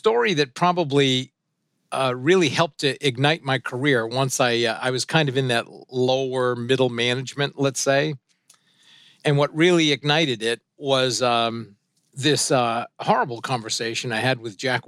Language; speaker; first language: English; early bilingual, other home language; French